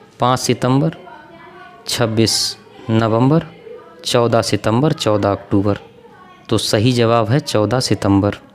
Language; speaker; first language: Hindi; native; Hindi